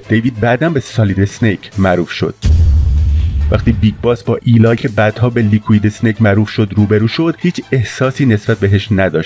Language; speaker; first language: Persian; native; Persian